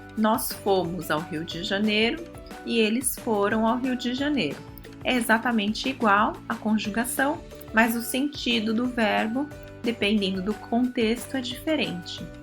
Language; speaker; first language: Portuguese; early bilingual, other home language; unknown